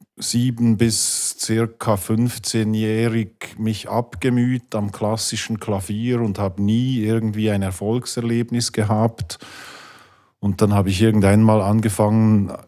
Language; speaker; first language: German; native; German